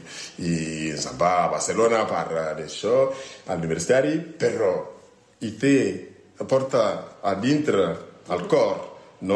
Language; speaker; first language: Catalan; non-native, learner; French